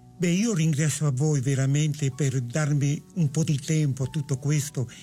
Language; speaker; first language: Italian; early bilingual, heritage; Italian